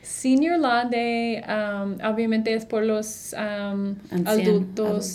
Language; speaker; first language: Spanish; non-native, fluent; English